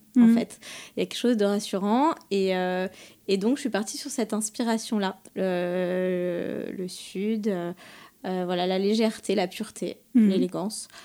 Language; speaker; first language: French; native; French